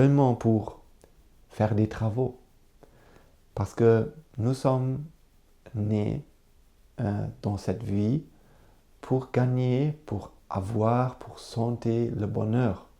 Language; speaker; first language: French; non-native, learner; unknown